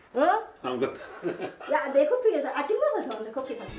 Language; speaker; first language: Korean; non-native, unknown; Vietnamese